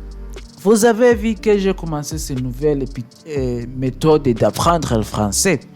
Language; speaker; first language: French; non-native, learner; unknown